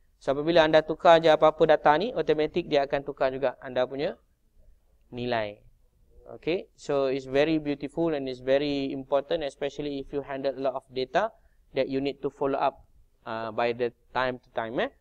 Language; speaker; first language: English; non-native, local second language; Malay